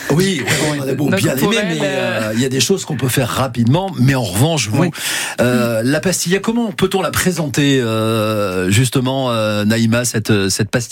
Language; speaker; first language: French; native; French